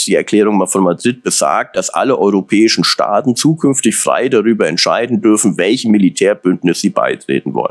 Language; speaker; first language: German; native; German